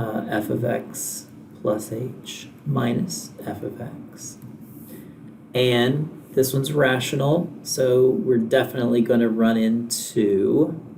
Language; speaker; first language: English; native; English